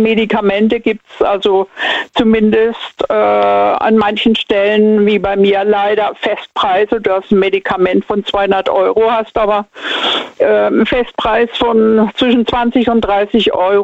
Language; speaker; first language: German; native; German